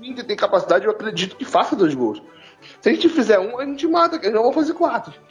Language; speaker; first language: Portuguese; native; Portuguese